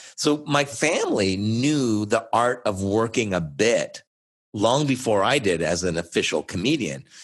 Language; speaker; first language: English; native; English